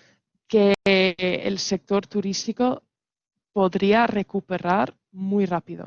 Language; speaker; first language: Spanish; non-native, fluent; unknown